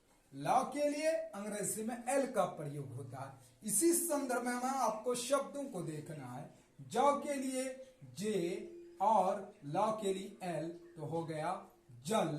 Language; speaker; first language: Hindi; native; Hindi